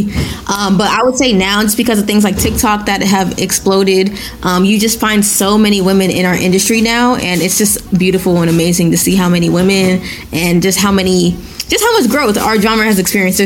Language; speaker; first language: English; non-native, local second language; Yoruba